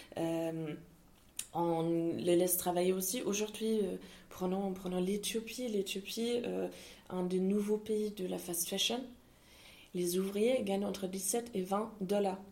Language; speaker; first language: French; non-native, fluent; German